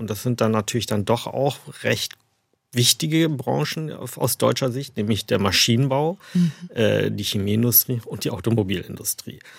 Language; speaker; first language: German; early bilingual, other home language; Chinese